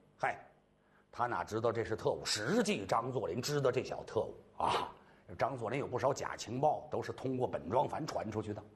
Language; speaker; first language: Chinese; native; Chinese